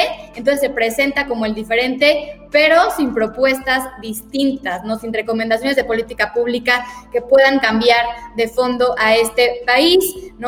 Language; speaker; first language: Spanish; native; Spanish